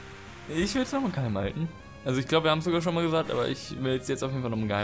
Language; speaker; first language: German; native; German